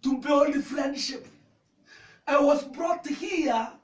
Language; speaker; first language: English; non-native, local second language; Swahili